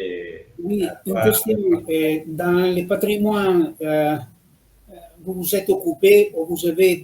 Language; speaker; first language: French; non-native, fluent; Italian